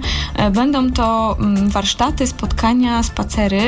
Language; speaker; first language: Polish; native; Polish